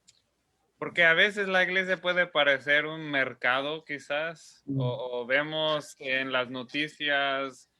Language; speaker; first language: Spanish; non-native, fluent; English